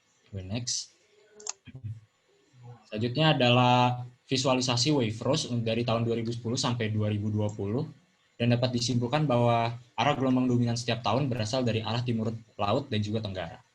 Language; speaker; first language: Indonesian; native; Indonesian